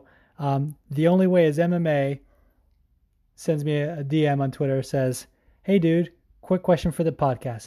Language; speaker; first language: English; native; English